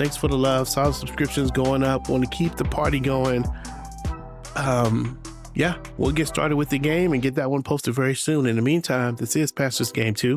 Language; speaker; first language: English; native; English